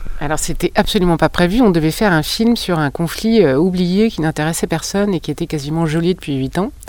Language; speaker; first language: French; native; French